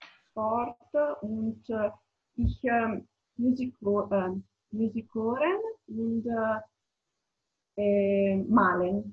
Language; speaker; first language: German; non-native, learner; Italian